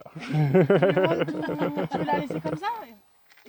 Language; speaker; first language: French; native; French